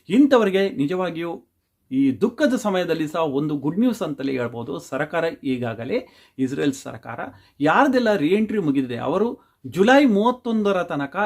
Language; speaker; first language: Kannada; non-native, local second language; Tulu